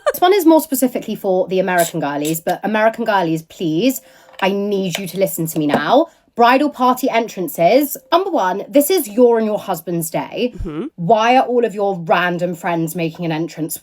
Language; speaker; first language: English; native; English